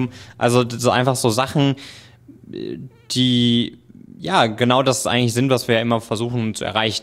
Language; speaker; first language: German; native; German